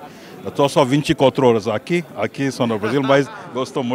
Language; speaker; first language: Portuguese; non-native, fluent; Hindi